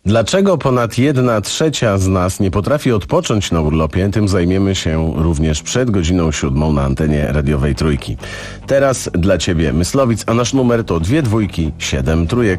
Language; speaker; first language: Polish; native; Polish